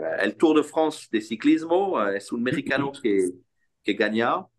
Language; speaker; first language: Spanish; non-native, fluent; French